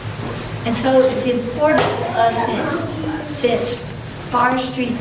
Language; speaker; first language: English; native; English